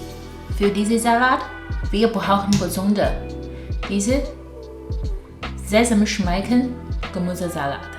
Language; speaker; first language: German; non-native, learner; Chinese